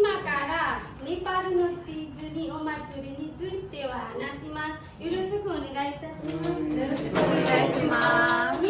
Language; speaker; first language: Japanese; non-native, learner; Nepali